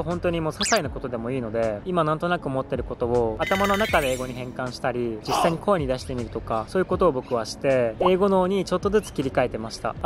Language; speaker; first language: Japanese; native; Japanese